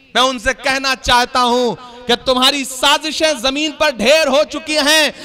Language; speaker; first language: Hindi; native; Hindi